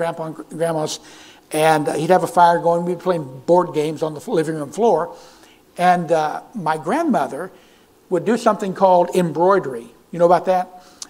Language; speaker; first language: English; native; English